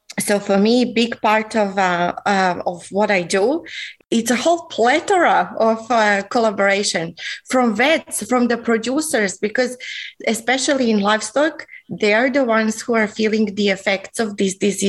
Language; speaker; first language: English; non-native, fluent; Serbian